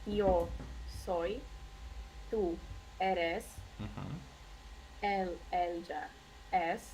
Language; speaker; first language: Spanish; non-native, learner; Russian